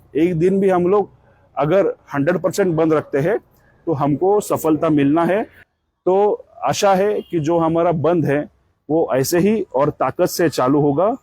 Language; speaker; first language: Hindi; non-native, local second language; Marathi